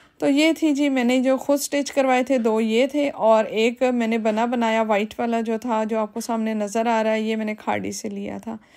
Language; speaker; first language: Urdu; native; Urdu